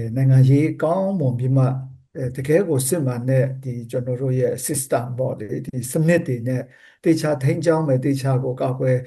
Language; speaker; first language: Burmese; non-native, local second language; Kachin